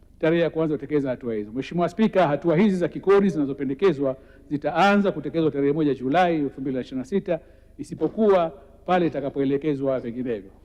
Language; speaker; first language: Swahili; native; Swahili